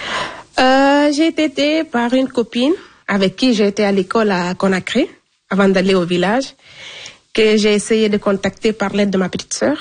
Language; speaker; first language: French; non-native, local second language; Fula